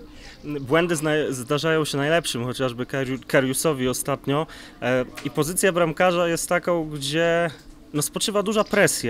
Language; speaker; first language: Polish; native; Polish